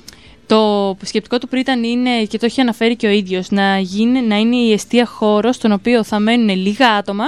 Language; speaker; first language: Greek; native; Greek